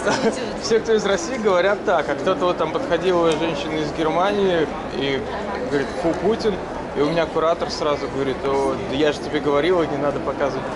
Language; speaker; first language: Russian; native; Russian